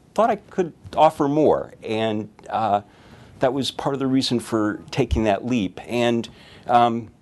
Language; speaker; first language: English; native; English